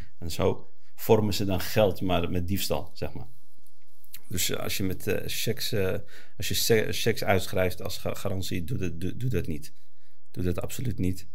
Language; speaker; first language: Dutch; early bilingual, other home language; Arabic